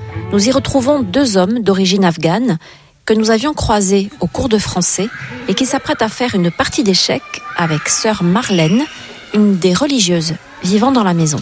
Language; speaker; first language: French; native; French